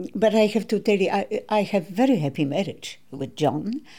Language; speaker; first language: English; non-native, learner; Polish